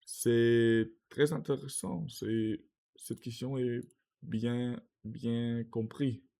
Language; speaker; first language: French; non-native, learner; Russian